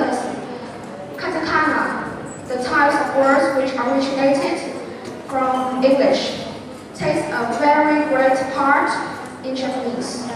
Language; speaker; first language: English; non-native, fluent; Vietnamese